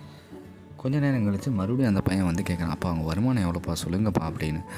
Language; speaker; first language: Tamil; native; Tamil